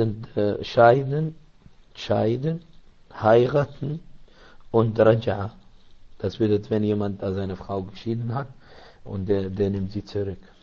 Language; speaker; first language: German; non-native, learner; Arabic